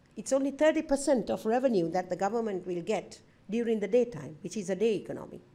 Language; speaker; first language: English; non-native, local second language; Sinhala